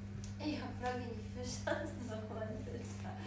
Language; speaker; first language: German; non-native, learner; Portuguese